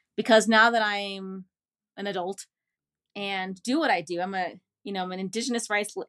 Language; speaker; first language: English; native; English